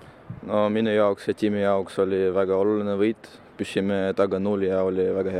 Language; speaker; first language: Estonian; non-native, local second language; Russian